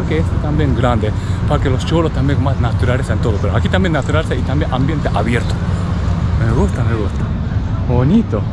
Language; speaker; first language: Spanish; non-native, learner; Japanese